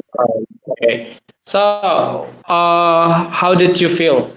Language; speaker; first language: English; non-native, learner; Indonesian